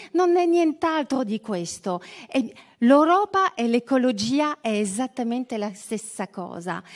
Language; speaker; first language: Italian; early bilingual, heritage; French